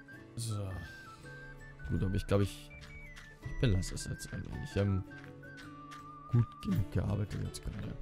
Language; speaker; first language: German; native; German